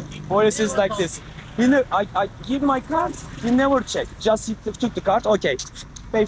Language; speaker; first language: English; non-native, learner; Turkish